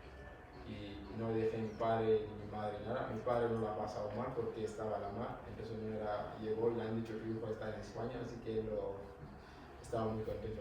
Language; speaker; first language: Spanish; non-native, fluent; Wolof